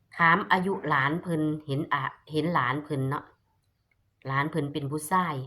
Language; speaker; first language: Thai; non-native, local second language; Northeastern Thai